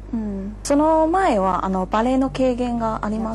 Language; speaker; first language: Japanese; non-native, learner; Chinese